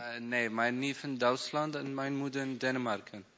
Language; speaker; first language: Dutch; non-native, learner; Arabic